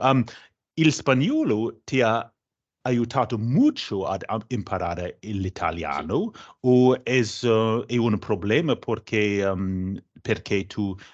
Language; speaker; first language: Italian; non-native, learner; English